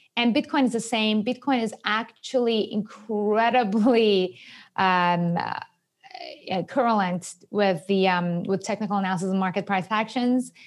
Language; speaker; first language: English; non-native, fluent; Persian